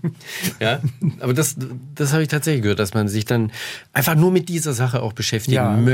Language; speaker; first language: German; native; German